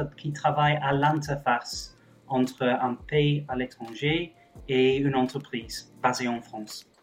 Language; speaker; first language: French; non-native, fluent; English